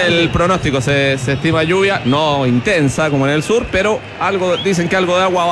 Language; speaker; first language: Spanish; native; Spanish